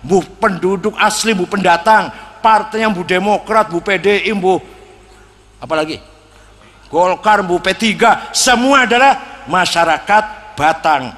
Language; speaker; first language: Indonesian; native; Indonesian